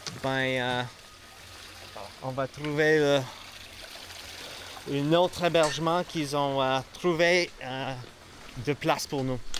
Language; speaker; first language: French; non-native, learner; English